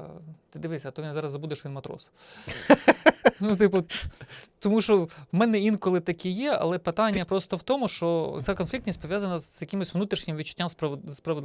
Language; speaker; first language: Ukrainian; native; Ukrainian